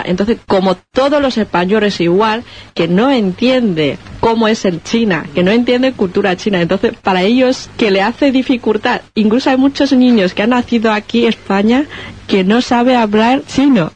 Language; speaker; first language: Spanish; non-native, learner; Chinese